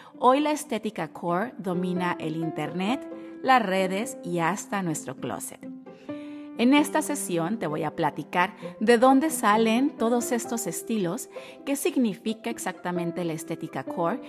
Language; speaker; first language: Spanish; native; Spanish